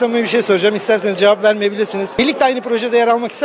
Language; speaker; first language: Turkish; native; Turkish